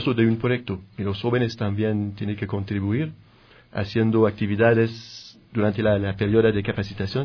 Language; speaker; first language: Spanish; non-native, fluent; French